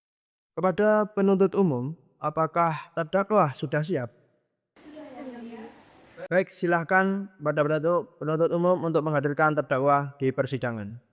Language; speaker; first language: Indonesian; native; Indonesian